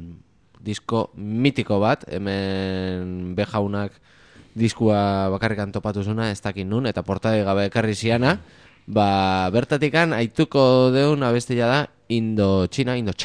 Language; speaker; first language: Basque; native; Basque